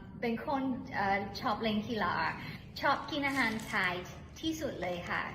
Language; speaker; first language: Thai; early bilingual, heritage; English